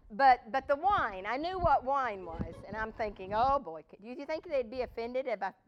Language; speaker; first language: English; native; English